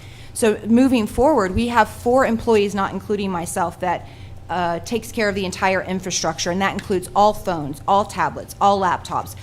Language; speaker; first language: English; native; English